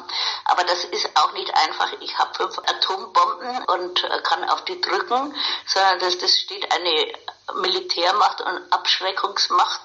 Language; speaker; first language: German; native; German